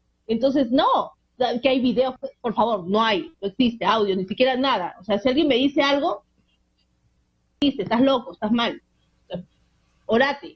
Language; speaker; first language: Spanish; native; Spanish